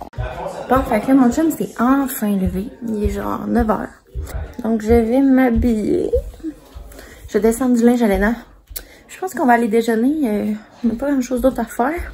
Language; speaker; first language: French; native; French